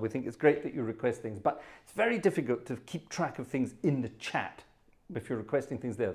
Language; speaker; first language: English; native; English